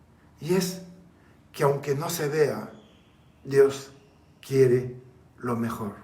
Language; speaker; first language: Spanish; native; Spanish